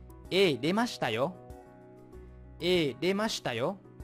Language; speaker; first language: Japanese; non-native, fluent; Vietnamese